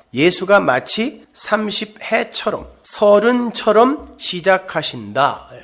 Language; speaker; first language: Korean; native; Korean